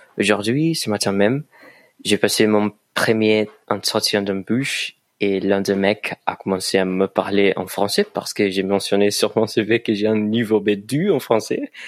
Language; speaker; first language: French; non-native, fluent; Portuguese